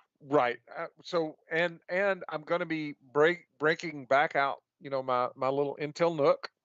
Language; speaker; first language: English; native; English